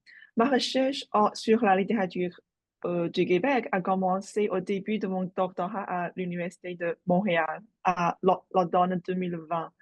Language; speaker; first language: French; non-native, fluent; Chinese